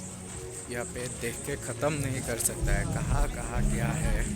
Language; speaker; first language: Hindi; non-native, local second language; Assamese